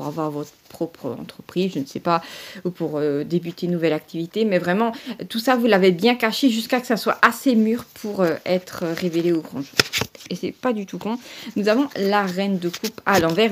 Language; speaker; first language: French; native; French